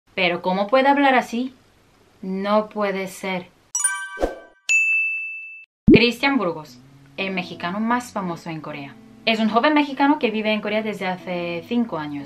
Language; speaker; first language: Spanish; non-native, fluent; Korean